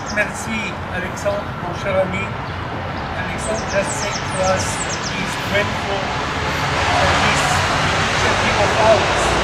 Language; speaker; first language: English; non-native, fluent; Hebrew